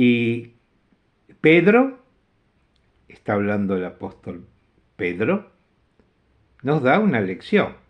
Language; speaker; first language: Spanish; non-native, fluent; Italian